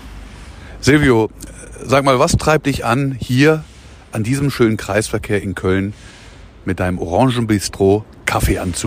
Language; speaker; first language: German; native; German